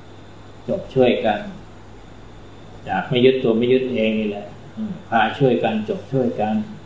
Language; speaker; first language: Thai; native; Thai